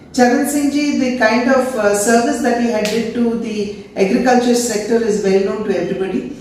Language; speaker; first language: English; non-native, local second language; Telugu